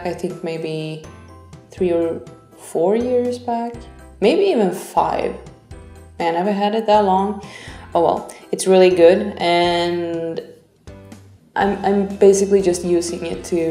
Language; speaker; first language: English; non-native, fluent; Swedish